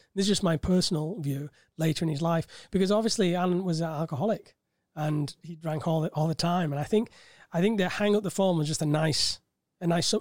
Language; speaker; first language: English; native; English